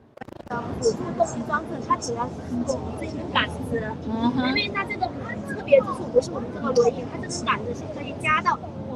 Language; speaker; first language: Chinese; native; Chinese